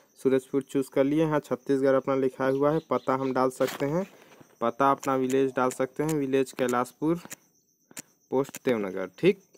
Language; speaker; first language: Hindi; native; Hindi